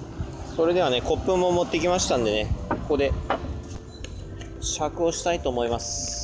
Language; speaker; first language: Japanese; native; Japanese